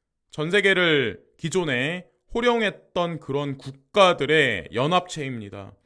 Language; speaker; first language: Korean; native; Korean